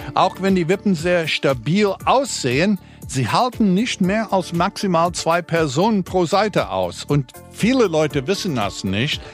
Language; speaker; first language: German; non-native, fluent; English